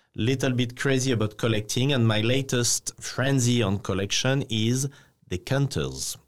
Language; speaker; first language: English; non-native, fluent; French